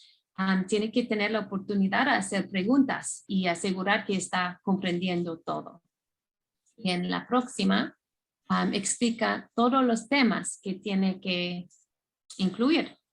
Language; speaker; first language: Spanish; non-native, fluent; English